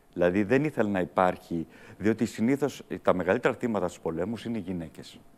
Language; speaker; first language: Greek; early bilingual, heritage; Greek